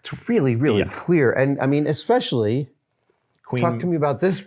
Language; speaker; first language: English; native; English